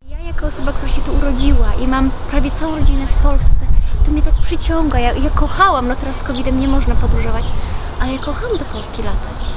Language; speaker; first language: Polish; early bilingual, heritage; Polish